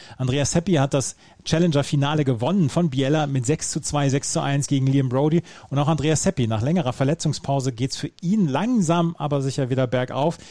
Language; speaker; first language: German; native; German